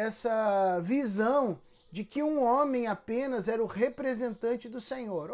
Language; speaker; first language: Portuguese; native; Portuguese